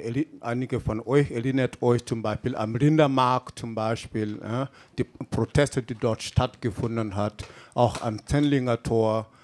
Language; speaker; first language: German; non-native, fluent; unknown